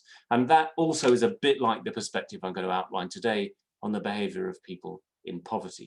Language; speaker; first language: English; native; English